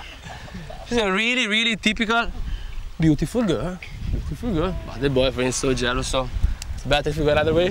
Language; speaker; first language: English; non-native, learner; Italian